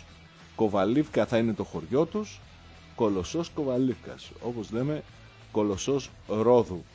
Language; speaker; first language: Greek; native; Greek